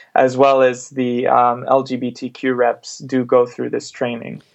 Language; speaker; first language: English; non-native, fluent; Spanish